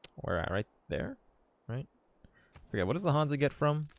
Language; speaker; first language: English; native; English